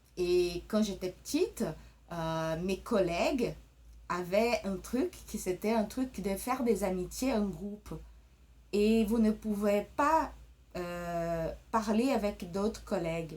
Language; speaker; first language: French; early bilingual, other home language; Portuguese